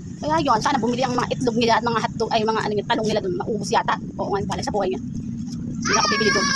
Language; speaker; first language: Filipino; native; Filipino